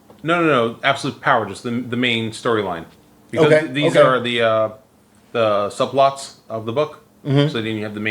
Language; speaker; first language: English; native; English